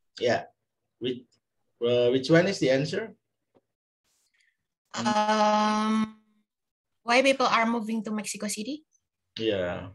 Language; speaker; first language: English; non-native, fluent; Indonesian